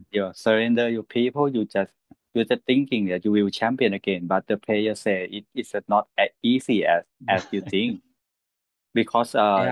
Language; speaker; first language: English; non-native, learner; Thai